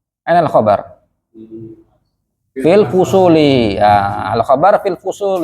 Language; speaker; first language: Arabic; non-native, fluent; Indonesian